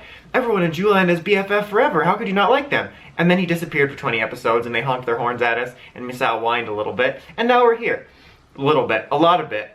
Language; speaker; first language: English; native; English